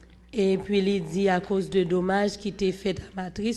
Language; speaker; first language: French; non-native, local second language; Haitian Creole